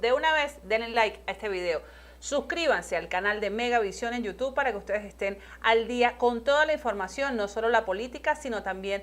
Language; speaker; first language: Spanish; native; Spanish